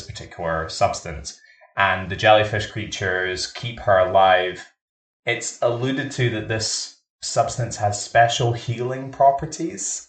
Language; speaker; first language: English; native; English